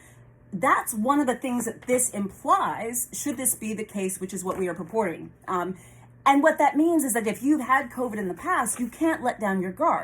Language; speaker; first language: English; native; English